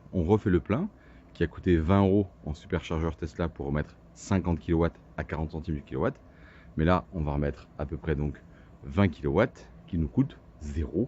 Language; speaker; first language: French; native; French